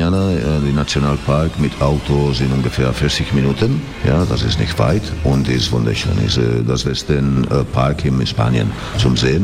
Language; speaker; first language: German; non-native, learner; Spanish